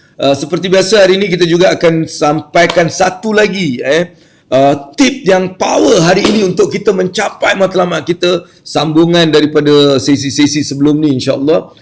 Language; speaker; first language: Malay; native; Malay